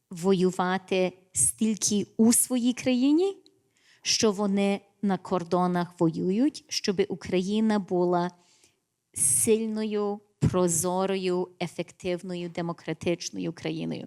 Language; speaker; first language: Ukrainian; early bilingual, heritage; English